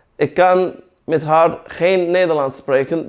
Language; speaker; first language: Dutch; non-native, fluent; Turkish